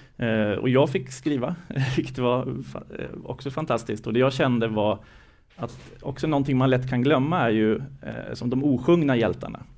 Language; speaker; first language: Swedish; native; Swedish